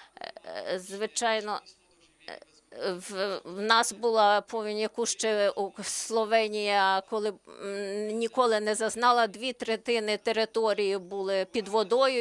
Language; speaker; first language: Ukrainian; non-native, learner; Slovenian